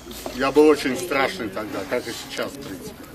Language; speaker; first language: Russian; non-native, local second language; Ukrainian